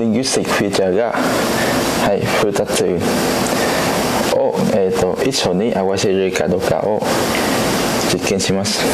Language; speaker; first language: Japanese; non-native, learner; Cantonese